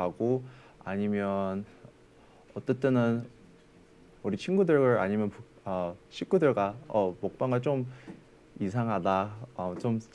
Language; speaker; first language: Korean; early bilingual, heritage; English